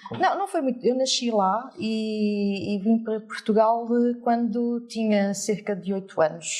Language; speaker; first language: Portuguese; early bilingual, other home language; French